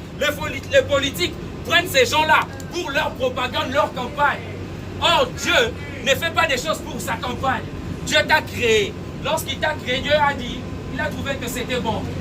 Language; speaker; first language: French; non-native, local second language; Lingala